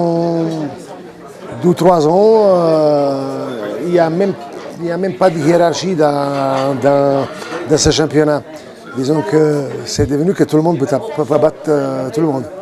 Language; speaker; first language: French; non-native, fluent; Croatian